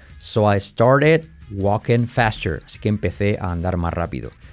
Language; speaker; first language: Spanish; native; Spanish